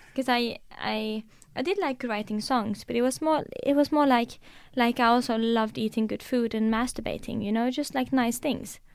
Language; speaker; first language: English; non-native, fluent; Norwegian